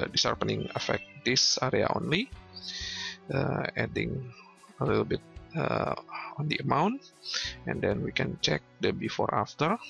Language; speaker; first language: English; non-native, learner; Indonesian